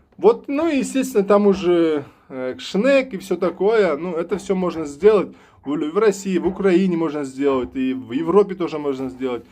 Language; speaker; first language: Russian; non-native, local second language; Uzbek